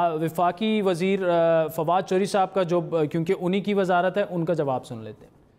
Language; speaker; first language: Urdu; native; Urdu